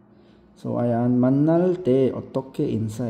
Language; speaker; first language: Korean; non-native, fluent; Filipino